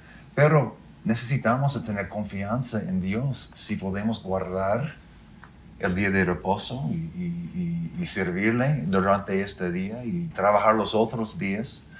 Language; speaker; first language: Spanish; non-native, fluent; English